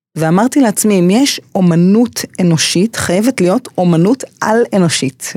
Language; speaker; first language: Hebrew; early bilingual, other home language; English